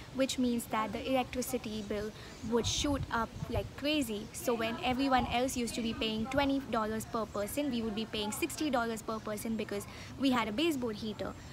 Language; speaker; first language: English; non-native, local second language; Hindi